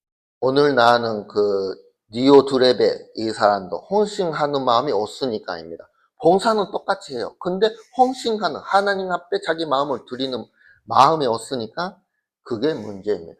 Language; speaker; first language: Korean; early bilingual, heritage; Korean